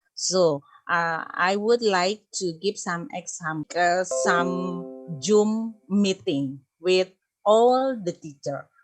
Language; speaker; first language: English; non-native, learner; Indonesian